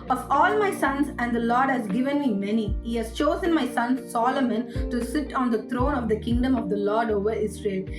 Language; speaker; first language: English; non-native, local second language; Tamil